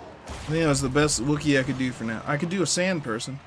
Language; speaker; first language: English; native; English